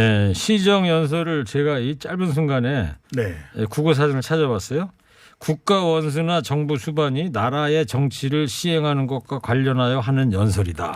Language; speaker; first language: Korean; native; Korean